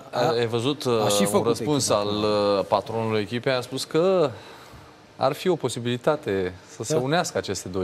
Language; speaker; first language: Romanian; native; Romanian